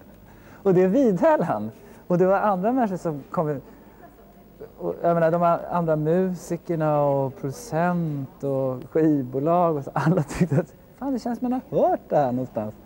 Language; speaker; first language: Swedish; native; Swedish